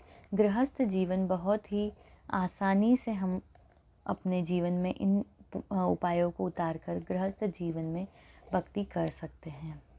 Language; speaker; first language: Hindi; native; Hindi